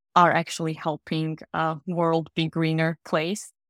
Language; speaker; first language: English; non-native, fluent; Georgian